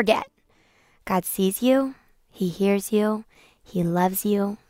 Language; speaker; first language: English; native; English